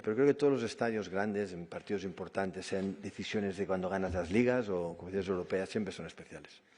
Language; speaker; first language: Spanish; native; Spanish